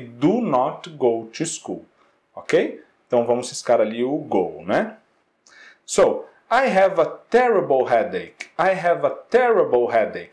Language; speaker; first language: English; non-native, fluent; Portuguese